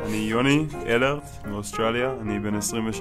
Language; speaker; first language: Hebrew; non-native, learner; English